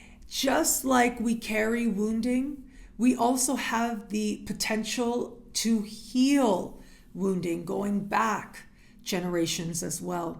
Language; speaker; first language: English; native; English